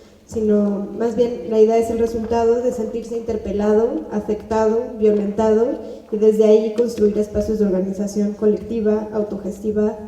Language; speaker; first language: Spanish; native; Spanish